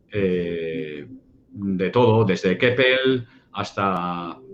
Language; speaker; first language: Spanish; native; Spanish